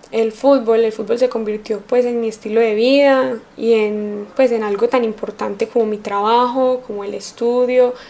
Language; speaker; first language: Spanish; native; Spanish